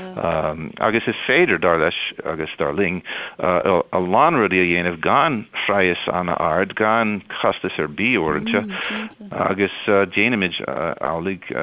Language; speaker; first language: Irish; non-native, fluent; English